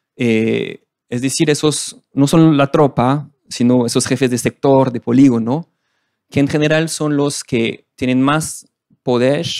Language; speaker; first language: Spanish; non-native, fluent; French